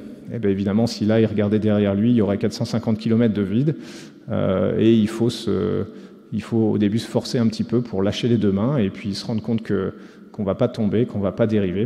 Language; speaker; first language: French; native; French